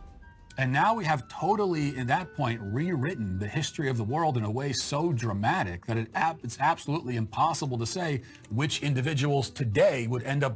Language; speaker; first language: English; native; English